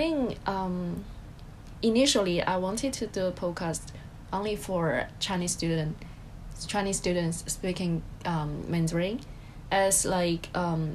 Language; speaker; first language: English; non-native, fluent; Chinese